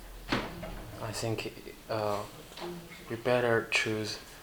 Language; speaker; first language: English; non-native, learner; Mongolian